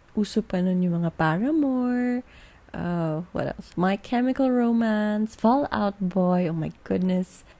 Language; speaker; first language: English; non-native, local second language; Filipino